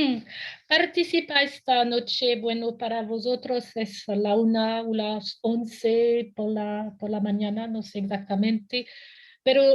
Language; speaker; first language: Spanish; non-native, fluent; French